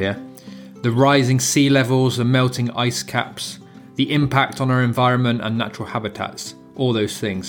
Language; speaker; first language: English; native; English